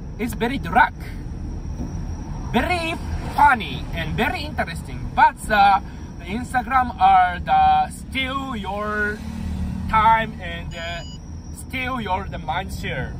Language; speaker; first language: English; non-native, learner; Japanese